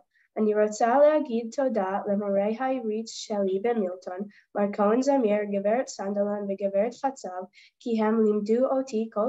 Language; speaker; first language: Hebrew; non-native, learner; English